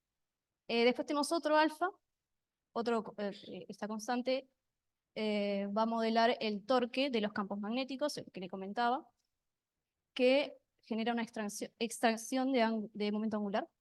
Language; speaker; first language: Spanish; native; Spanish